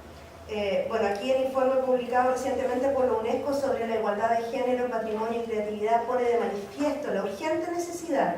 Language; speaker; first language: Spanish; native; Spanish